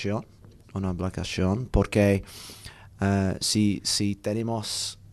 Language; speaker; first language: Spanish; non-native, learner; English